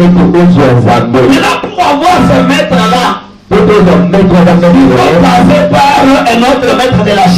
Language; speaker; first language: French; non-native, local second language; Lingala